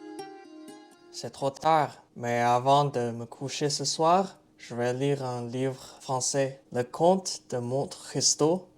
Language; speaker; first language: French; non-native, learner; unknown